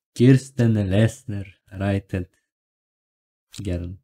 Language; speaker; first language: German; non-native, learner; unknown